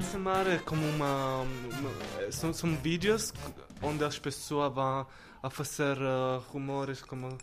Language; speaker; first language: Portuguese; non-native, learner; Italian